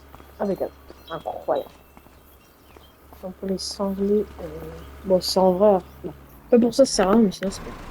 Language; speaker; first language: French; native; French